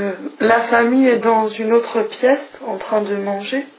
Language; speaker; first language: French; non-native, fluent; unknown